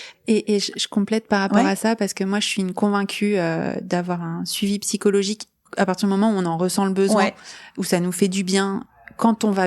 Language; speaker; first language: French; native; French